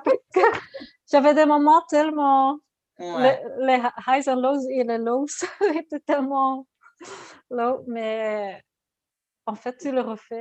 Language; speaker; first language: French; non-native, learner; Dutch